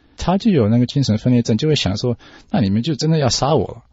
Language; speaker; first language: Chinese; early bilingual, heritage; Chinese